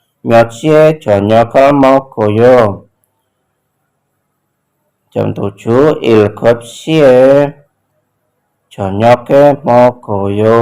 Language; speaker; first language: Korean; non-native, fluent; Indonesian